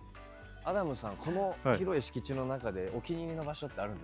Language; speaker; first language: Japanese; native; Japanese